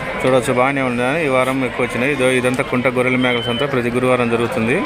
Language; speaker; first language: Telugu; native; Telugu